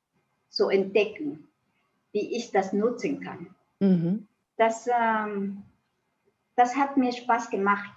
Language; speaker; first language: German; non-native, fluent; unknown